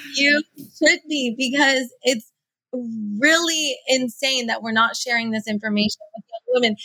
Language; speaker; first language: English; early bilingual, other home language; Persian